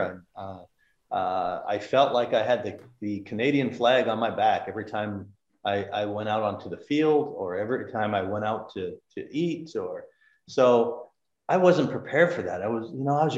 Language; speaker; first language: English; native; English